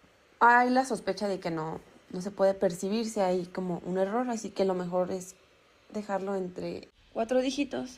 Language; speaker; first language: Spanish; native; Spanish